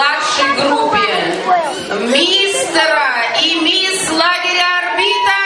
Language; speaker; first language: Russian; native; Russian